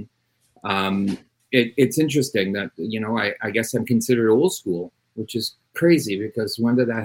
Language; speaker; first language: English; native; English